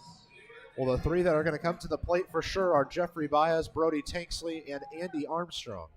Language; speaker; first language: English; native; English